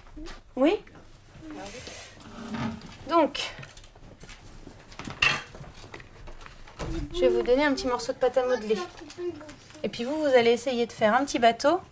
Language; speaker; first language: French; native; French